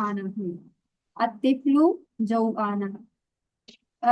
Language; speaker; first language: Arabic; non-native, learner; Urdu